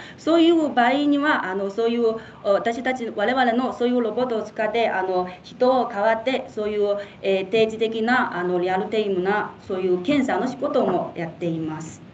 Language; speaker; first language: Japanese; non-native, fluent; Chinese